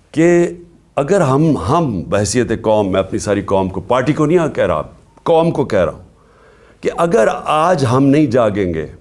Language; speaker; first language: Urdu; native; Urdu